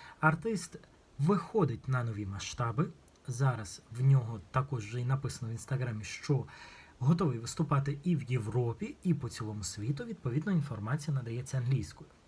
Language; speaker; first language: Ukrainian; non-native, local second language; Russian